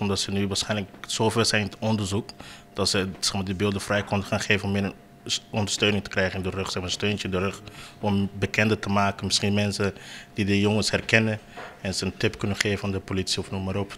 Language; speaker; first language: Dutch; native; Dutch